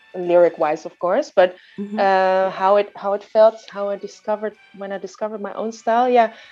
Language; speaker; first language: English; early bilingual, other home language; Indonesian